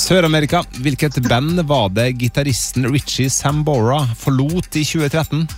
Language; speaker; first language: Norwegian; native; Norwegian